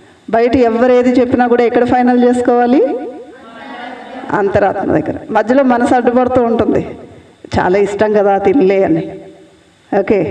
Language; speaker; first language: Telugu; native; Telugu